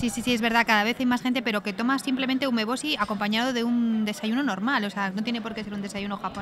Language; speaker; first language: Spanish; native; Spanish